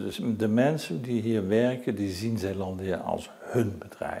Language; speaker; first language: Dutch; native; Dutch